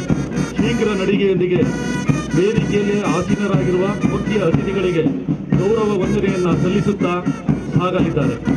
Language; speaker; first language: Kannada; native; Kannada